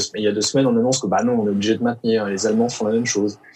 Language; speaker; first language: French; native; French